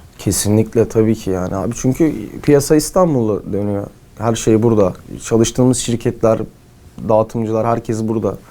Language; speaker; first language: Turkish; native; Turkish